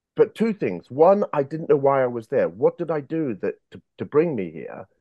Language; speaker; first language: English; native; English